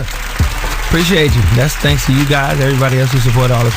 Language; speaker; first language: English; native; English